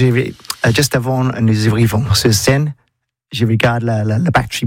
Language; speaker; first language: French; non-native, learner; English